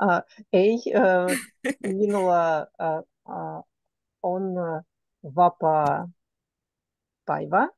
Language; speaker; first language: Finnish; non-native, learner; Russian